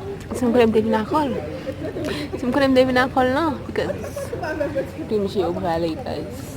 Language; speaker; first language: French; non-native, local second language; Haitian Creole